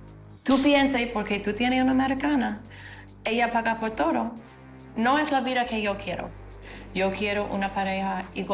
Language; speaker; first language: Spanish; non-native, learner; English